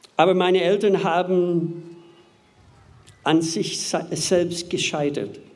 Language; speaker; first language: German; non-native, fluent; English